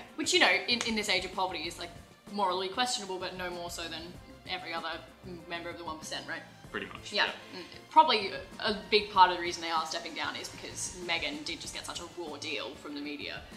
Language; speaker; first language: English; native; English